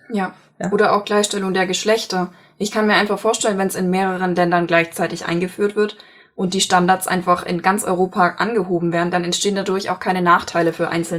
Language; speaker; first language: German; native; German